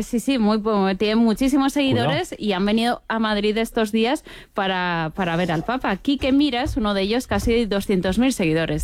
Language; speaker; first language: Spanish; native; Spanish